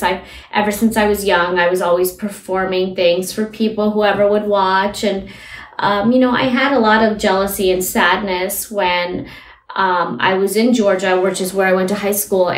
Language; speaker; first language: English; early bilingual, other home language; Hindi